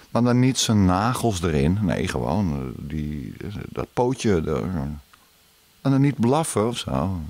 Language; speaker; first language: Dutch; native; Dutch